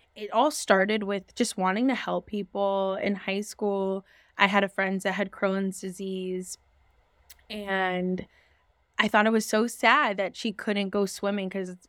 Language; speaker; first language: English; native; English